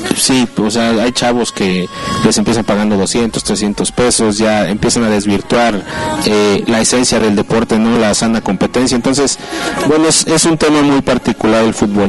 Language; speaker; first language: Spanish; native; Spanish